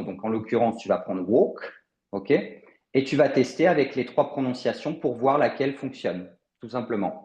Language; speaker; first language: French; native; French